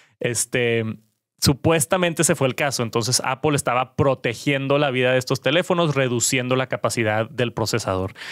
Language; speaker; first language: Spanish; native; Spanish